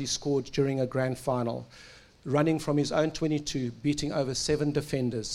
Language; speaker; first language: English; native; English